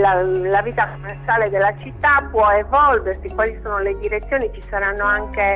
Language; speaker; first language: Italian; native; Italian